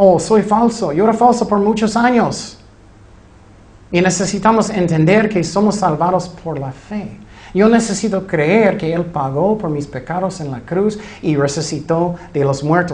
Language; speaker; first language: Spanish; non-native, fluent; English